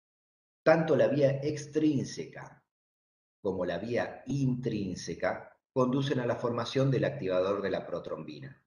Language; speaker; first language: Spanish; native; Spanish